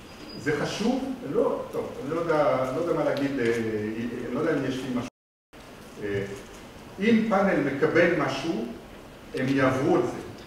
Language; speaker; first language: Hebrew; non-native, fluent; French